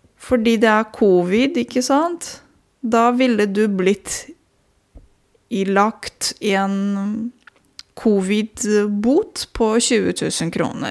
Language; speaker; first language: Norwegian; non-native, fluent; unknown